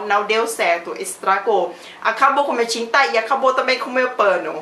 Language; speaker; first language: Portuguese; non-native, learner; Thai